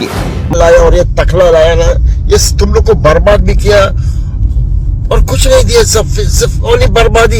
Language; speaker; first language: Hindi; non-native, learner; Arabic